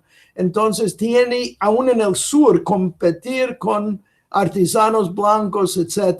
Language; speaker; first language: Spanish; non-native, fluent; English